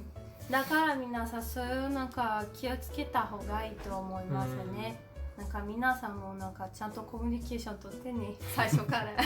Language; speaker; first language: Japanese; non-native, learner; Portuguese